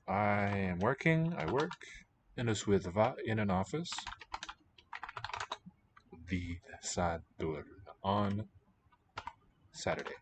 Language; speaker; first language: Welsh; non-native, learner; English